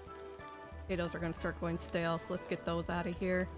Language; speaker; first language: English; native; English